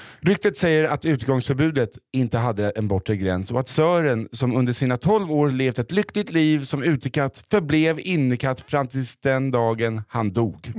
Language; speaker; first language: Swedish; native; Swedish